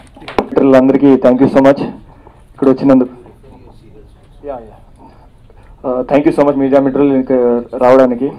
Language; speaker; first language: Telugu; non-native, local second language; Urdu